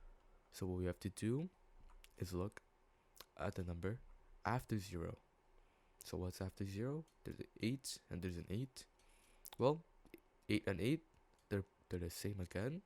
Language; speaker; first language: English; native; English